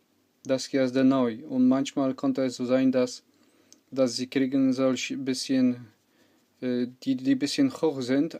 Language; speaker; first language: German; non-native, learner; Polish